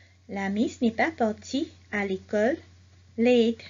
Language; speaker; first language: French; non-native, local second language; Morisyen